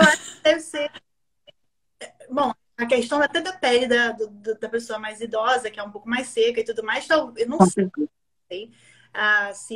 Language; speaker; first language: Portuguese; native; Portuguese